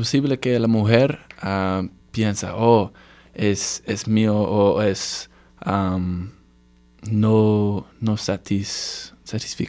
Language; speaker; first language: Spanish; non-native, learner; English